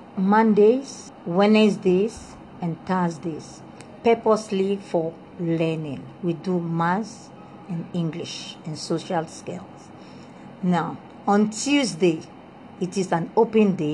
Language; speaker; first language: English; non-native, fluent; Lingala